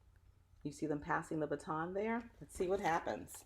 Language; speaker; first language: English; native; English